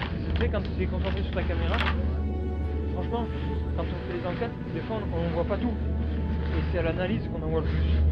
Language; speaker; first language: French; native; French